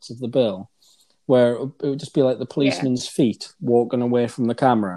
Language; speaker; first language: English; native; English